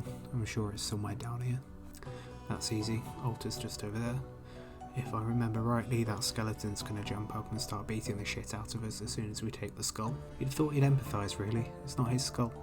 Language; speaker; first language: English; native; English